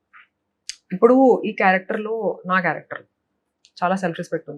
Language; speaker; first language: Telugu; non-native, fluent; Hindi